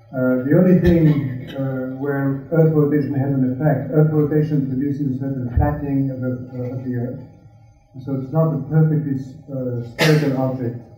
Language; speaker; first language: English; non-native, fluent; French